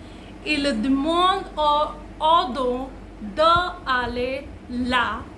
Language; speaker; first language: French; non-native, fluent; Hindi